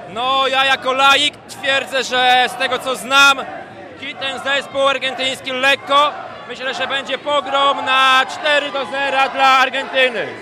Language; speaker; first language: Polish; native; Polish